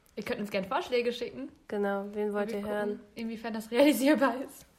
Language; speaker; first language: German; native; German